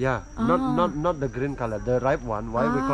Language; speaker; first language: English; non-native, learner; Indonesian